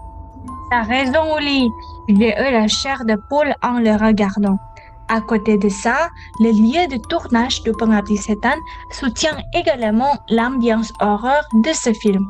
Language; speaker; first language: French; non-native, learner; Indonesian